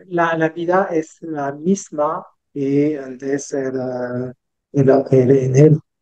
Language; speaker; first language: Spanish; non-native, learner; French